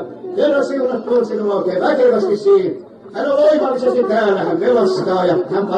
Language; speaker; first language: Finnish; native; Finnish